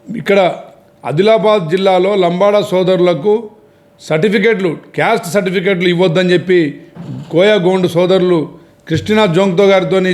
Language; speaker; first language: Telugu; non-native, local second language; Lambadi